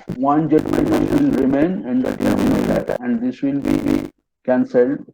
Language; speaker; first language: English; non-native, local second language; Bangla